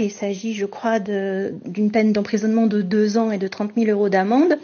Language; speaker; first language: French; native; French